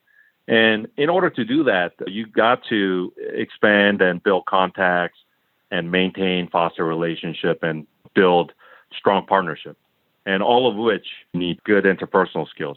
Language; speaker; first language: English; non-native, fluent; Korean